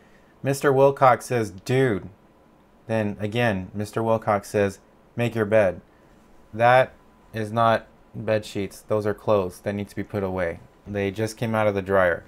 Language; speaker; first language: English; native; English